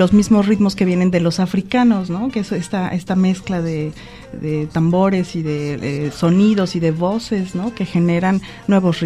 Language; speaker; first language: Spanish; native; Spanish